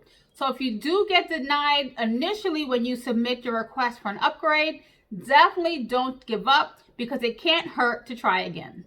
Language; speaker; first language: English; native; English